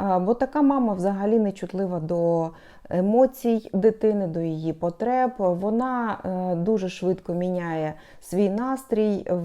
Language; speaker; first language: Ukrainian; non-native, local second language; Russian